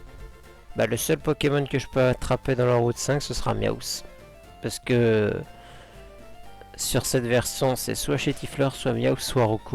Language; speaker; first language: French; native; French